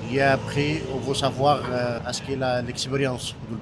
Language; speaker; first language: French; non-native, fluent; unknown